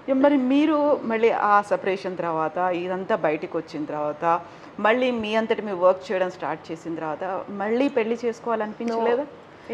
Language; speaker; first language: Telugu; native; Telugu